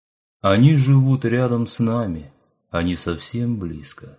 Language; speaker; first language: Russian; native; Russian